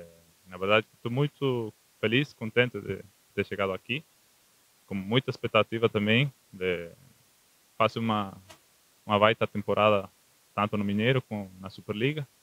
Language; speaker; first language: Portuguese; non-native, fluent; Spanish